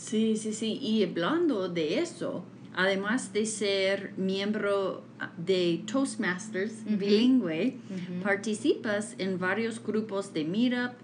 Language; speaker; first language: Spanish; non-native, fluent; English